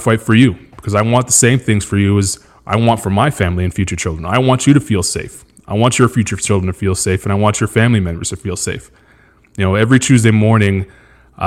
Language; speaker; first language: English; native; English